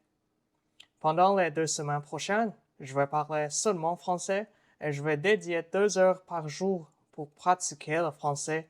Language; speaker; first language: French; non-native, learner; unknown